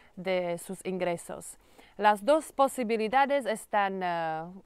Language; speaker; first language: Spanish; non-native, learner; Slovak